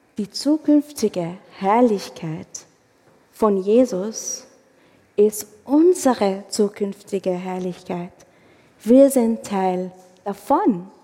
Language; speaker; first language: German; non-native, fluent; Arabic